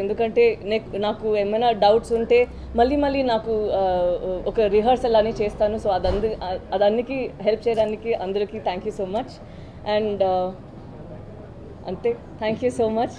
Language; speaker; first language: Telugu; non-native, local second language; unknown